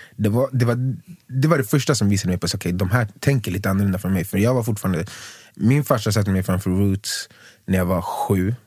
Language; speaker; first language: Swedish; native; Swedish